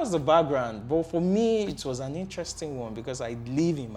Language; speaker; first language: English; non-native, local second language; Yoruba